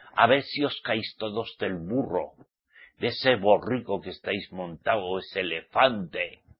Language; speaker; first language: Spanish; native; Spanish